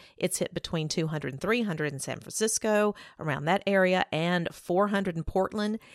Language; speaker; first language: English; native; English